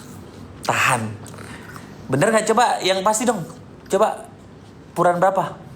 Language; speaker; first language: Indonesian; native; Indonesian